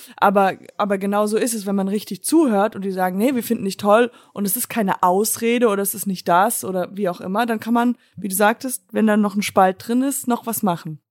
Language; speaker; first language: German; native; German